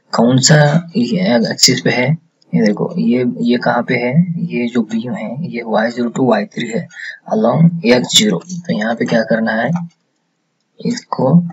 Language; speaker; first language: Hindi; native; Hindi